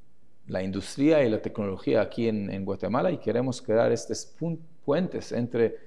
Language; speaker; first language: Spanish; non-native, fluent; Hebrew